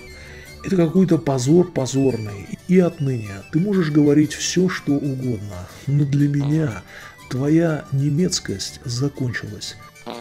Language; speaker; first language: Russian; native; Russian